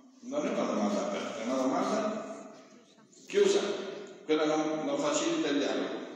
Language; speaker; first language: Italian; non-native, fluent; Spanish